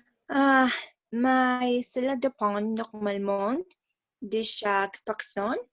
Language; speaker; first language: French; non-native, learner; Spanish